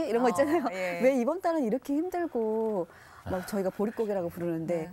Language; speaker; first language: Korean; native; Korean